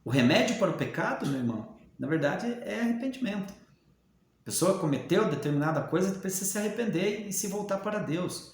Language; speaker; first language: Portuguese; native; Portuguese